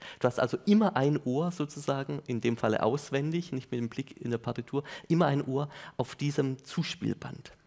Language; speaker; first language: German; native; German